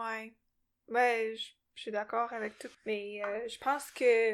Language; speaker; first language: French; non-native, local second language; English